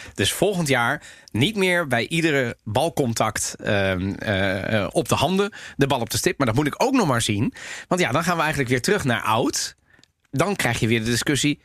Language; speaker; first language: Dutch; native; Dutch